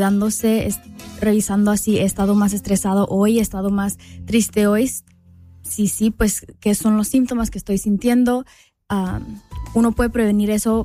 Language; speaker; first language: Spanish; early bilingual, heritage; Spanish